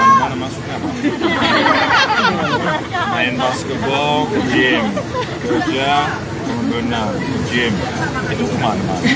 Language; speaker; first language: Indonesian; non-native, fluent; English